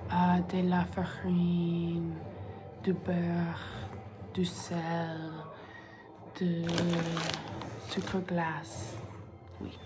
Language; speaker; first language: French; non-native, learner; English